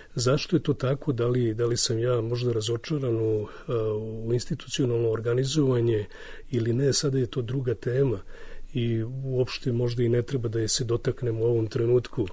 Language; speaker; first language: Serbian; native; Serbian